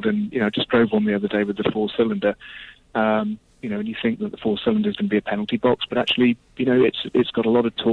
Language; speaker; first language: English; native; English